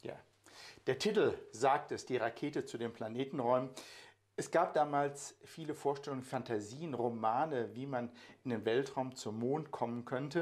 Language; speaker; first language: German; native; German